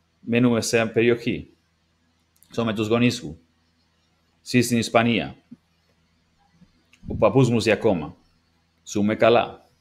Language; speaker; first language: Greek; non-native, learner; English